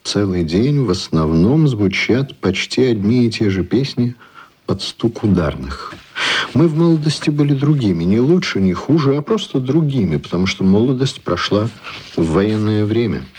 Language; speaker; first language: Russian; native; Russian